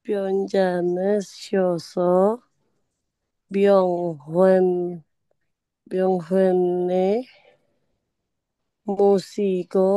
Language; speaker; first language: Korean; non-native, learner; Indonesian